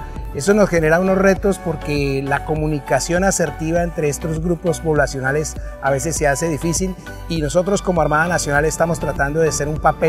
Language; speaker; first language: Spanish; native; Spanish